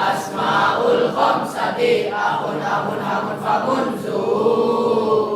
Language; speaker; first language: Arabic; non-native, learner; Indonesian